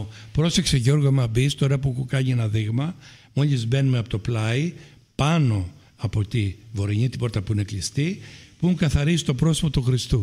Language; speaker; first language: Greek; native; Greek